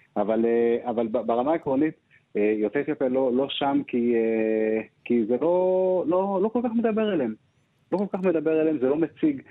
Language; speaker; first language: Hebrew; early bilingual, other home language; Amharic